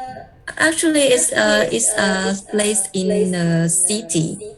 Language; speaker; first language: English; non-native, learner; Vietnamese